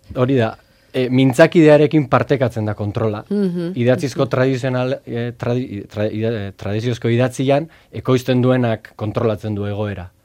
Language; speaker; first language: Basque; native; Basque